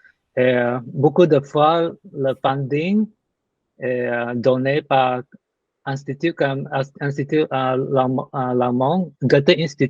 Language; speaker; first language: French; non-native, learner; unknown